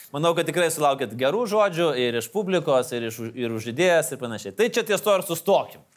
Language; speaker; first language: Lithuanian; native; Lithuanian